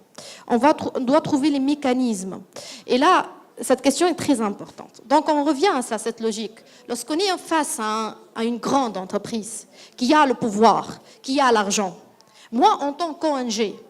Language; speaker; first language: French; non-native, local second language; Arabic